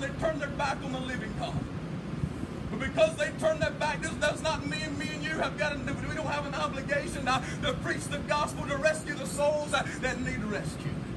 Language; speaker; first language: English; native; English